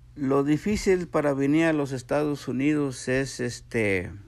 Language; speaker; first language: Spanish; native; Spanish